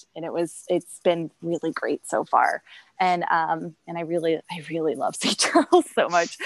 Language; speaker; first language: English; native; English